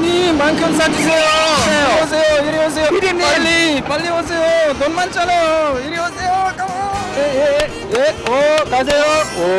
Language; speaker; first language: Korean; non-native, learner; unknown